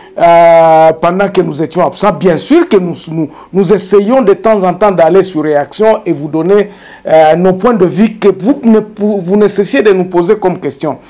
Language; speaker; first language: French; non-native, local second language; Swahili